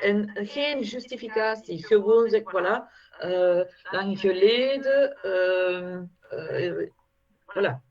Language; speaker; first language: Dutch; non-native, fluent; French